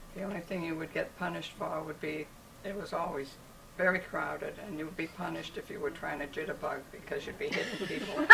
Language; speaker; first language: English; native; English